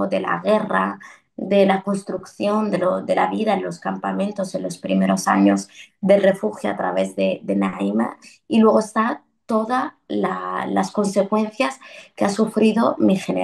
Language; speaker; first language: Spanish; early bilingual, other home language; Arabic